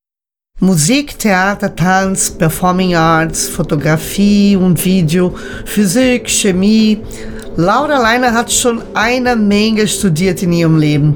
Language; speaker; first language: German; native; German